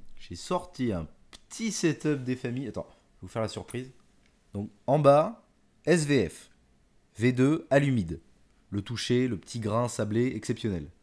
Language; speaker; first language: French; native; French